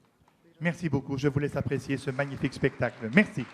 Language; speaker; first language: French; native; French